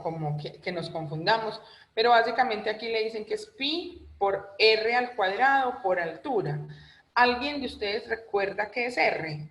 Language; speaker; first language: Spanish; native; Spanish